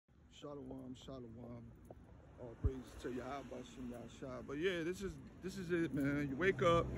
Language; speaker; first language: English; native; English